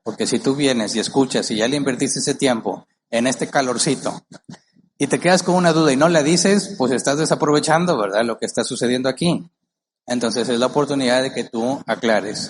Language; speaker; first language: Spanish; native; Spanish